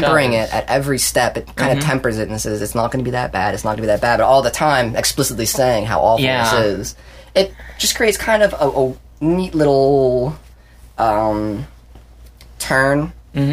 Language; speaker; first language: English; native; English